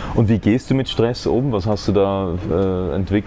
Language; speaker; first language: German; native; German